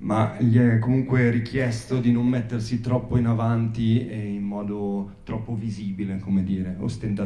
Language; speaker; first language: Italian; native; Italian